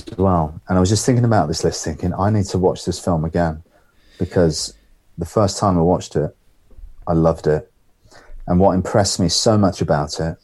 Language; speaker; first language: English; native; English